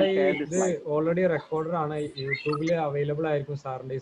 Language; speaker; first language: Malayalam; native; Malayalam